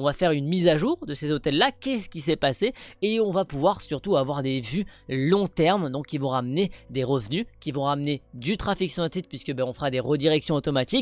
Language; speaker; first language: French; native; French